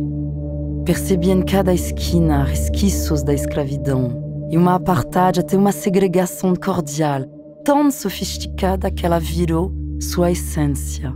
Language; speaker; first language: Portuguese; non-native, fluent; French